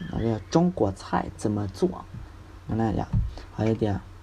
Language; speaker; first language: Chinese; non-native, fluent; Hmong